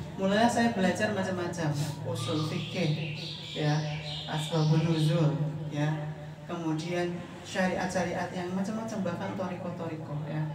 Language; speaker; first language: Indonesian; non-native, fluent; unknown